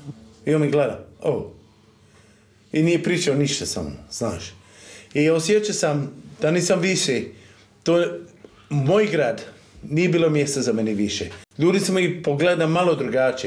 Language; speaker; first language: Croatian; non-native, learner; English